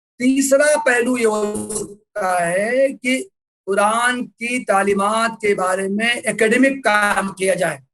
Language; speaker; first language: Urdu; native; Urdu